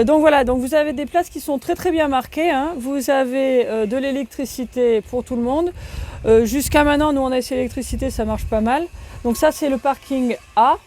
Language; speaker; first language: French; native; French